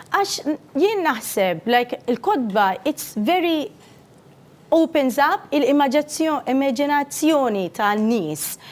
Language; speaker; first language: Maltese; non-native, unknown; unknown